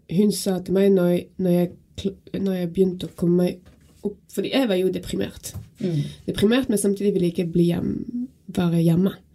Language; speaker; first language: Norwegian; non-native, fluent; French